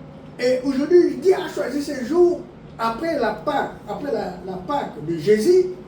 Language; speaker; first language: French; non-native, local second language; Lingala